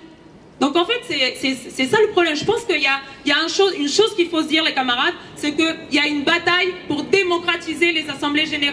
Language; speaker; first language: French; native; French